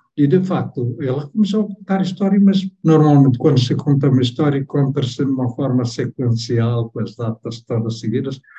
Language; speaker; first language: Portuguese; non-native, local second language; Tetum